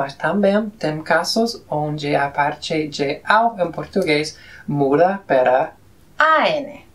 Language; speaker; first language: Portuguese; non-native, fluent; Spanish